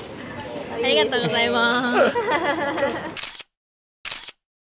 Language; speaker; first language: Japanese; native; Japanese